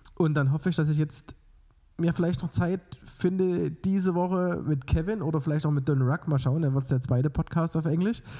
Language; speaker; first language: German; native; German